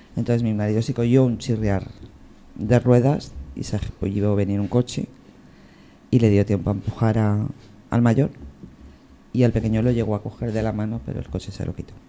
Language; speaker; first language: Spanish; native; Spanish